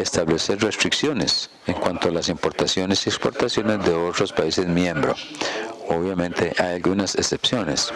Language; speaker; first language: Spanish; non-native, fluent; German